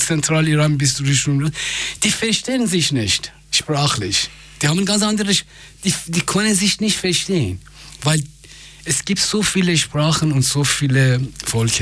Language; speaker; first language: German; non-native, fluent; Persian